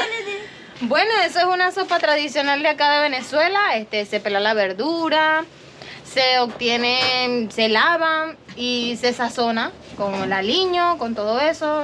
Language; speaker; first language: Spanish; native; Spanish